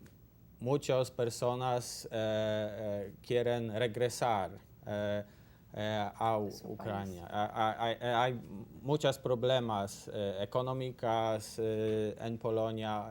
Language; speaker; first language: Spanish; non-native, learner; Polish